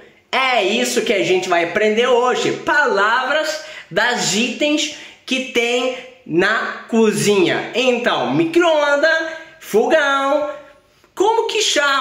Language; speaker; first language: Portuguese; non-native, fluent; Swedish